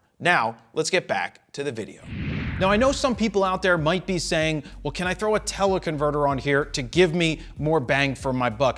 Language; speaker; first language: English; native; English